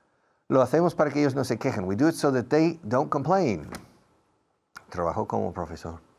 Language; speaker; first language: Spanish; non-native, fluent; English